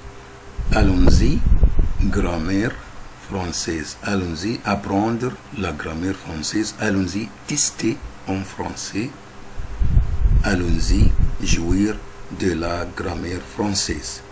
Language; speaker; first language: French; non-native, fluent; Arabic